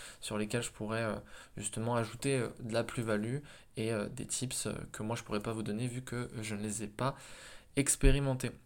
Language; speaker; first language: French; native; French